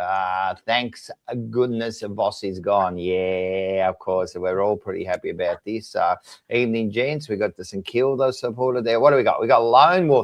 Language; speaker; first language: English; native; English